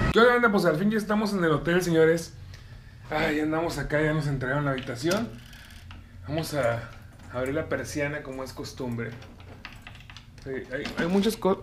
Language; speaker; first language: Spanish; native; Spanish